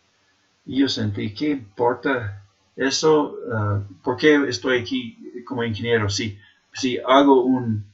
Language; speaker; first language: Spanish; non-native, fluent; English